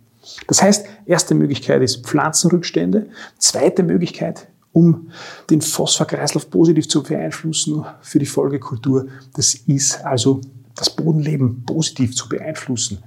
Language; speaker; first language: German; native; German